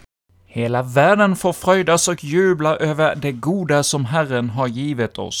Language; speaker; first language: Swedish; native; Swedish